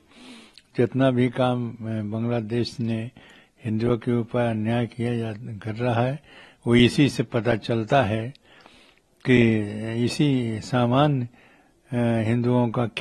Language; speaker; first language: Hindi; native; Hindi